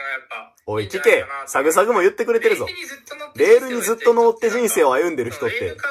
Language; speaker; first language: Japanese; native; Japanese